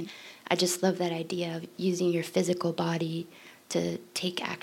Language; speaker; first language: English; native; English